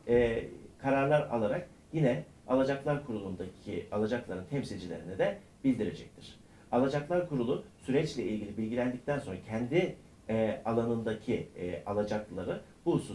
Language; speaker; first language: Turkish; native; Turkish